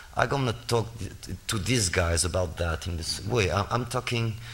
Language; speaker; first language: English; non-native, fluent; Spanish